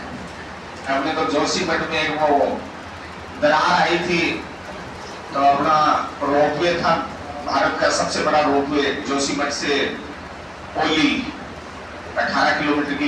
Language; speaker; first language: Hindi; native; Hindi